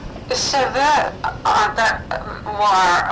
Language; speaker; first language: French; non-native, learner; Finnish